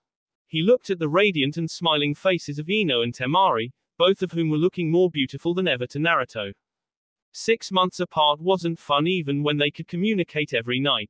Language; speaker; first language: English; native; English